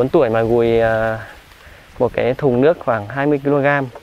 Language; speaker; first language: Vietnamese; native; Vietnamese